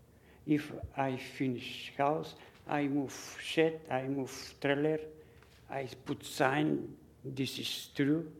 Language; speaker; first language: English; non-native, learner; Bulgarian